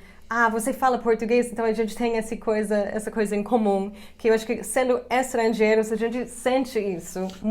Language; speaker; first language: Portuguese; non-native, fluent; English